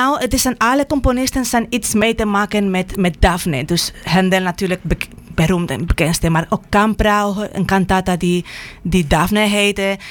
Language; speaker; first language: Dutch; non-native, fluent; Spanish